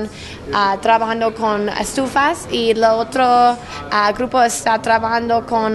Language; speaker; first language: Spanish; non-native, learner; English